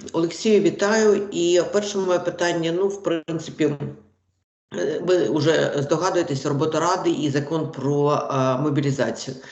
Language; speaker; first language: Ukrainian; non-native, local second language; Russian